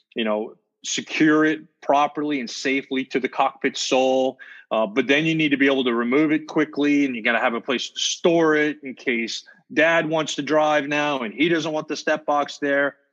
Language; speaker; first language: English; native; English